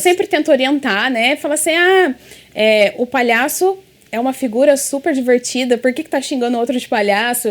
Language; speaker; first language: Portuguese; native; Portuguese